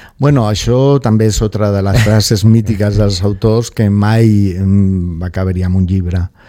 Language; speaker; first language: Catalan; non-native, local second language; Spanish